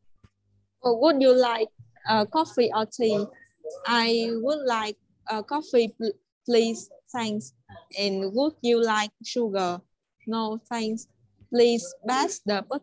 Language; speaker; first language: English; non-native, learner; Vietnamese